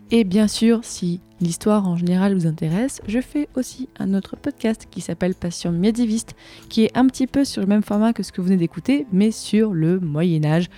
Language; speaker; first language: French; native; French